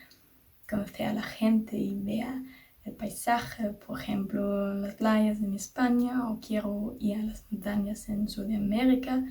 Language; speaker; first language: Spanish; non-native, learner; German